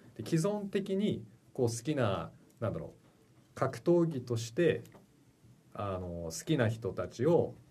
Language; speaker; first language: Japanese; early bilingual, heritage; Japanese